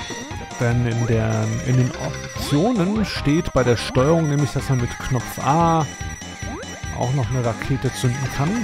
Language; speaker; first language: German; native; German